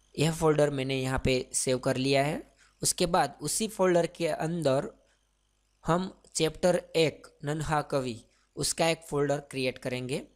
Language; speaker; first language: Hindi; non-native, local second language; Gujarati